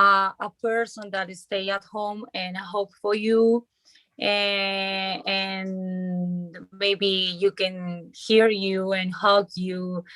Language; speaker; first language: English; non-native, learner; Spanish